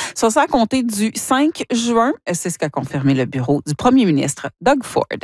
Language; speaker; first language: French; native; French